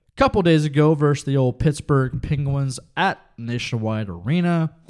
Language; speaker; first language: English; native; English